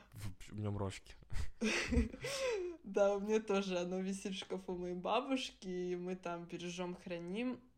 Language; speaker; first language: Russian; early bilingual, other home language; Adyghe